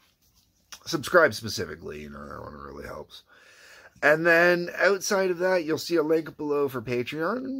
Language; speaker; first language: English; native; English